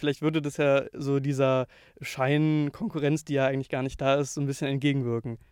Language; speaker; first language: German; native; German